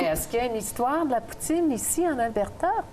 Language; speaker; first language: French; native; French